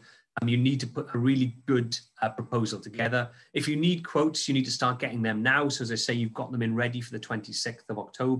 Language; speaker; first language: English; native; English